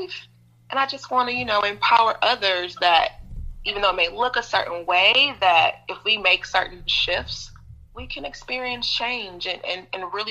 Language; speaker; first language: English; native; English